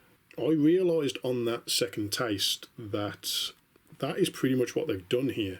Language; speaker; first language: English; native; English